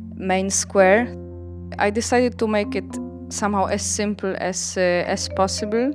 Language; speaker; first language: English; non-native, fluent; Polish